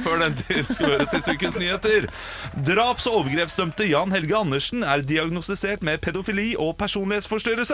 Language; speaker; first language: Norwegian; native; Norwegian